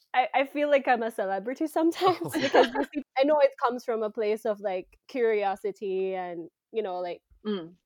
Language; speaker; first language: English; native; English